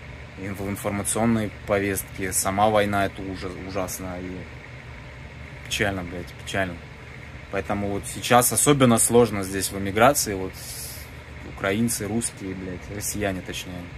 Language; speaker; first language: Russian; native; Russian